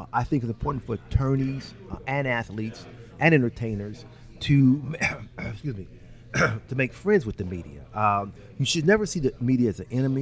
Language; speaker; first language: English; native; English